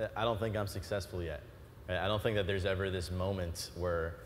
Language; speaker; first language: English; native; English